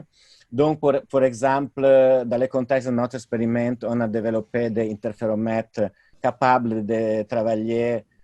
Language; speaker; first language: French; non-native, fluent; Italian